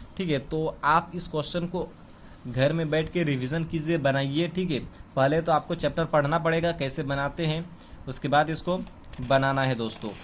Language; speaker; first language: Hindi; native; Hindi